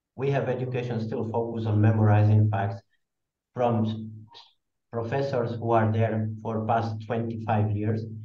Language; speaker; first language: English; non-native, fluent; Slovak